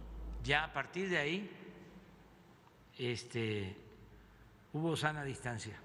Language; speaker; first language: Spanish; native; Spanish